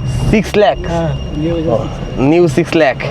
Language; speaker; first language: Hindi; non-native, learner; Bangla